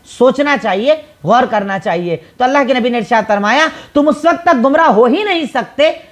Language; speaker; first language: Hindi; native; Hindi